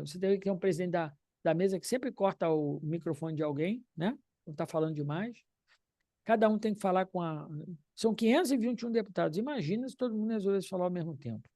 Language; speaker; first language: Portuguese; native; Portuguese